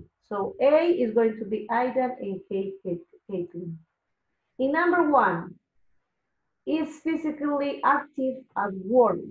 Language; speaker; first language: English; non-native, learner; Spanish